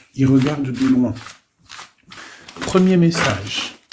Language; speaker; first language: French; native; French